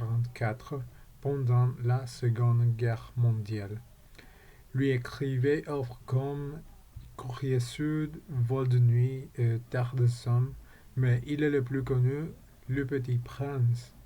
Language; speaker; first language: French; non-native, learner; Spanish